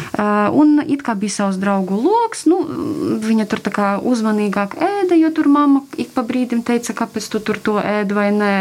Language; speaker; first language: Latvian; non-native, local second language; Russian